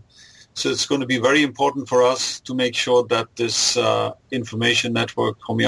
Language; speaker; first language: English; non-native, local second language; German